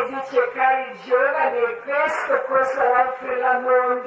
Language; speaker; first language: Italian; non-native, learner; Croatian